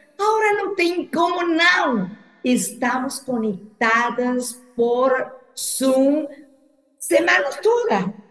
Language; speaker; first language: Portuguese; non-native, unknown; Spanish